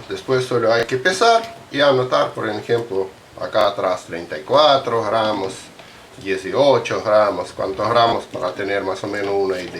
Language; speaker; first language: Spanish; non-native, fluent; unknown